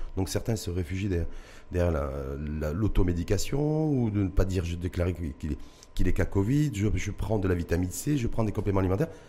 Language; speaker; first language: French; non-native, local second language; Arabic